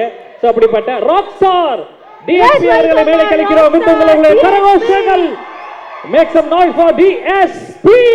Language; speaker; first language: Tamil; native; Tamil